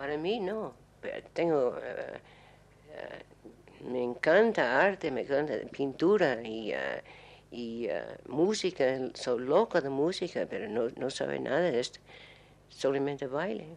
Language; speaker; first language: Spanish; non-native, learner; English